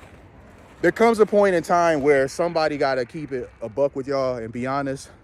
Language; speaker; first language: English; native; English